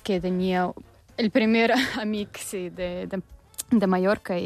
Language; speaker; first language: Catalan; non-native, learner; English